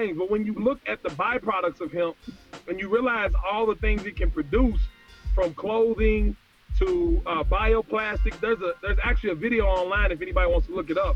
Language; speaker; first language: English; native; English